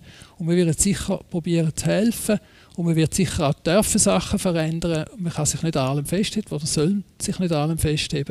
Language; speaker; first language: German; native; German